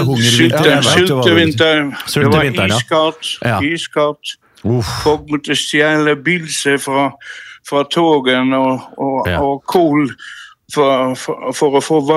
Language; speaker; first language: Norwegian; non-native, fluent; Dutch